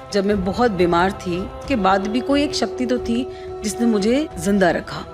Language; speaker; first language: Hindi; native; Hindi